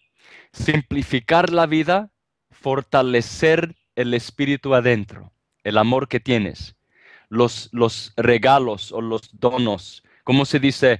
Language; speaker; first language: Spanish; non-native, fluent; Italian